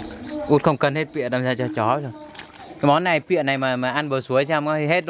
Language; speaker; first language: Vietnamese; native; Vietnamese